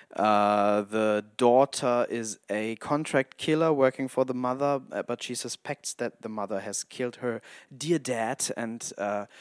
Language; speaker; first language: English; non-native, fluent; German